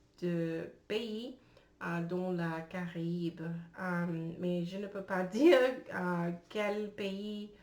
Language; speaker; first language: French; non-native, learner; English